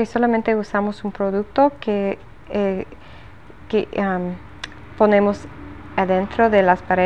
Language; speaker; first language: Spanish; non-native, learner; English